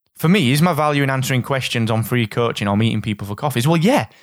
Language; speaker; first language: English; native; English